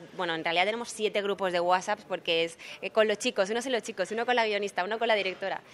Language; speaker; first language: Spanish; native; Spanish